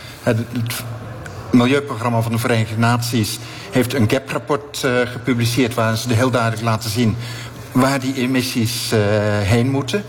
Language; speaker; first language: Dutch; native; Dutch